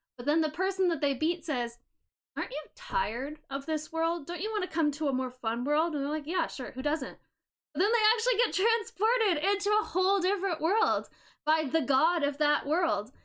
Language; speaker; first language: English; native; English